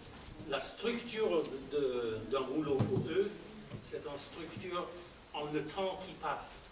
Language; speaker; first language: French; non-native, fluent; English